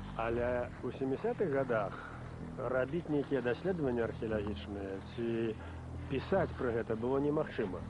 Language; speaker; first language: Belarusian; native; Belarusian